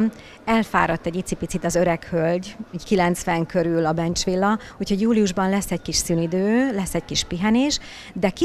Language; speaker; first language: Hungarian; native; Hungarian